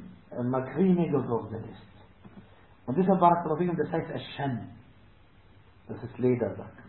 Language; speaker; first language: German; non-native, fluent; Arabic